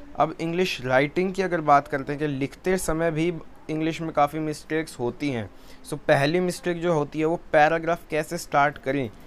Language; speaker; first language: Hindi; native; Hindi